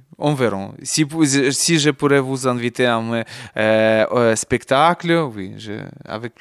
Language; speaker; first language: French; non-native, learner; Ukrainian